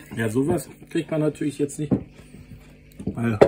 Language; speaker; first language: German; native; German